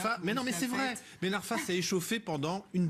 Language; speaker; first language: French; native; French